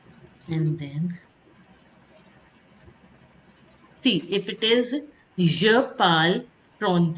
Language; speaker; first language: French; non-native, fluent; Hindi